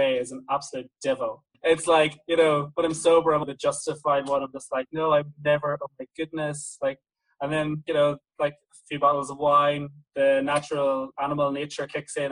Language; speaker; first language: English; native; English